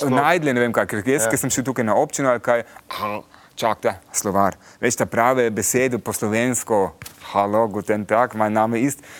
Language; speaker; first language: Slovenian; early bilingual, heritage; Slovenian